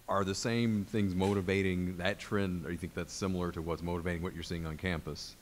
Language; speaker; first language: English; native; English